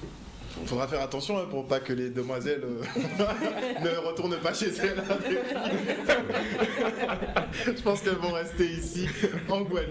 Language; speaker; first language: French; native; French